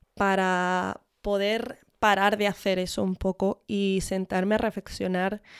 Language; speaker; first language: Spanish; early bilingual, other home language; English